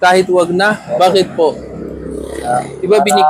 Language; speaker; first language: Filipino; non-native, learner; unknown